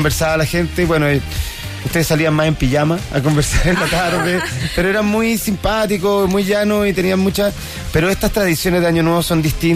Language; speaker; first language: Spanish; native; Spanish